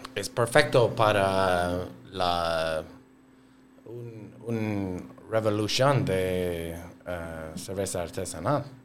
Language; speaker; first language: Spanish; non-native, learner; English